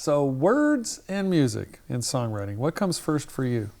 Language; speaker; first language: English; native; English